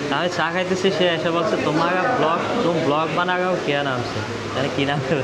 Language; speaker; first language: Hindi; non-native, learner; Bangla